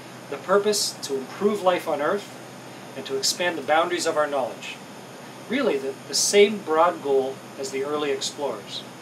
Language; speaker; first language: English; native; English